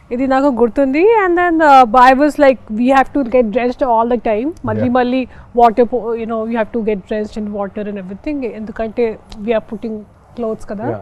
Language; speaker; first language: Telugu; non-native, fluent; Hindi